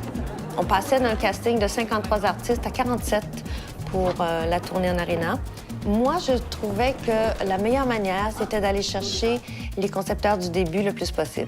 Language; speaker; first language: French; native; French